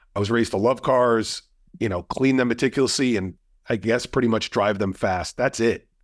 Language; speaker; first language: English; native; English